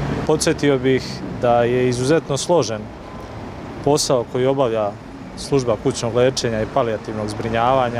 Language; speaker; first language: Serbian; native; Serbian